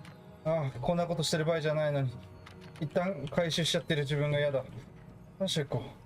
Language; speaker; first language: Japanese; native; Japanese